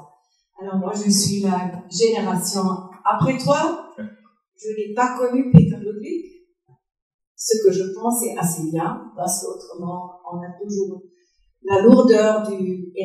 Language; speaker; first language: French; non-native, fluent; German